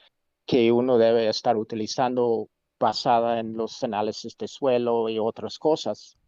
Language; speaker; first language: Spanish; non-native, fluent; English